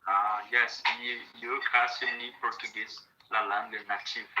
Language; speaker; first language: English; non-native, learner; Portuguese